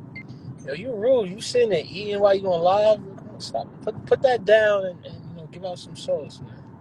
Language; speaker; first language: English; native; English